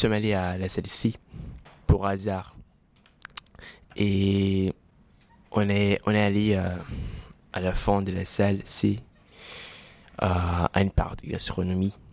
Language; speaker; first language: French; non-native, learner; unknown